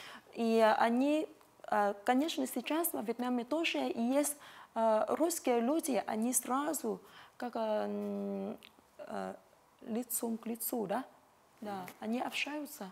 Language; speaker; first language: Russian; non-native, fluent; Vietnamese